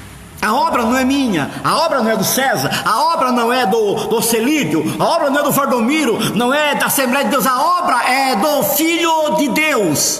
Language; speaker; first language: Portuguese; native; Portuguese